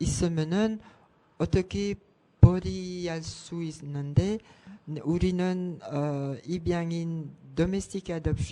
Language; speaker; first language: Korean; non-native, learner; French